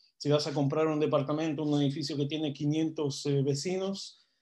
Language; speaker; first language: Spanish; non-native, fluent; Hebrew